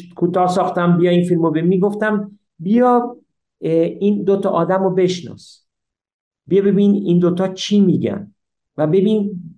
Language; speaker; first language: Persian; early bilingual, heritage; English